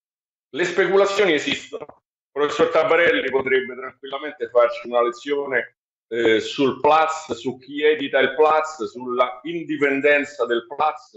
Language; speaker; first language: Italian; native; Italian